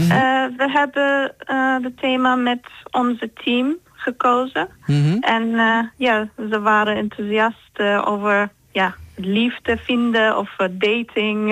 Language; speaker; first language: Dutch; non-native, fluent; Turkish